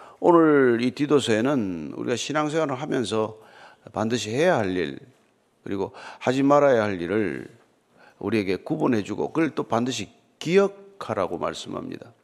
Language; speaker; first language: Korean; native; Korean